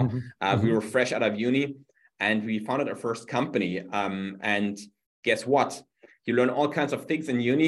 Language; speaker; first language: English; non-native, fluent; German